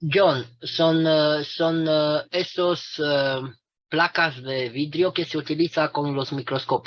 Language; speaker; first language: Spanish; non-native, fluent; Romanian